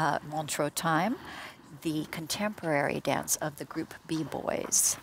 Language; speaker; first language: English; native; English